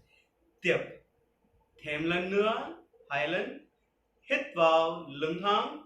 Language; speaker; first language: Vietnamese; non-native, learner; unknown